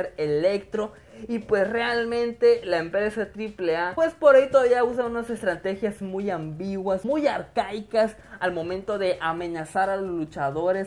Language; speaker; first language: Spanish; native; Spanish